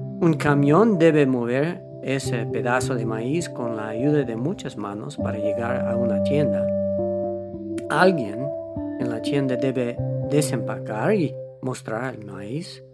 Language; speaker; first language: Spanish; non-native, fluent; English